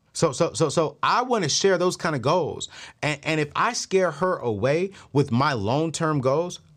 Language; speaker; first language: English; native; English